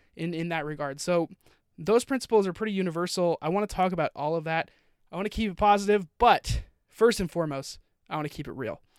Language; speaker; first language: English; native; English